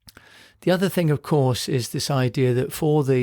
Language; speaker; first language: English; native; English